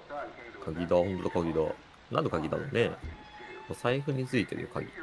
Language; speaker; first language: Japanese; native; Japanese